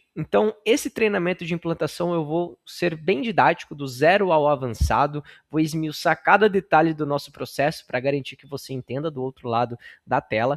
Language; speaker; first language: Portuguese; native; Portuguese